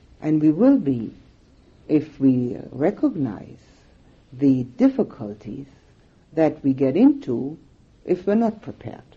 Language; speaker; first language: English; non-native, fluent; German